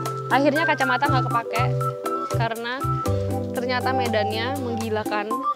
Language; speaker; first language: Indonesian; early bilingual, heritage; Indonesian